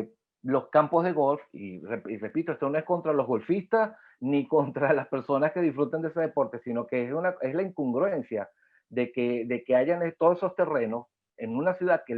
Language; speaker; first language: Spanish; native; Spanish